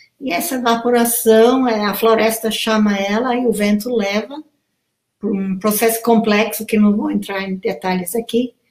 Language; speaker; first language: Portuguese; non-native, fluent; English